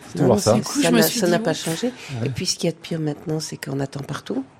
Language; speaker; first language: French; native; French